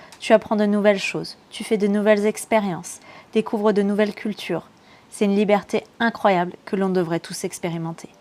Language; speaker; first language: French; native; French